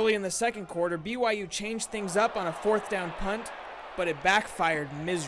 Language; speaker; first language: English; native; English